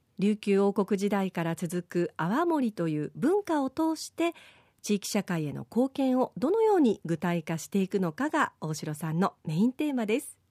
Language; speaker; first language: Japanese; native; Japanese